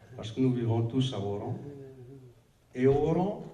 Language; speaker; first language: French; non-native, local second language; Arabic